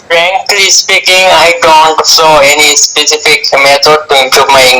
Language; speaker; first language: English; non-native, learner; Bangla